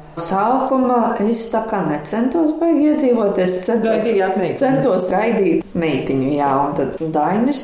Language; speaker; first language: Latvian; native; Latvian